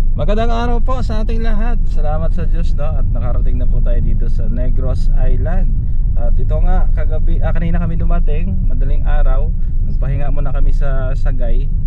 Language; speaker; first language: Filipino; non-native, local second language; Cebuano